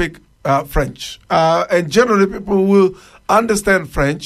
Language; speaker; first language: English; non-native, fluent; Luba-Lulua